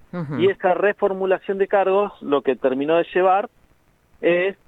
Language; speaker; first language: Spanish; native; Spanish